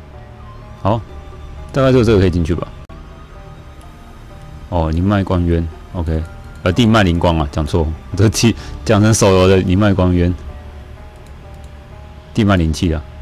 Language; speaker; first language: Chinese; native; Chinese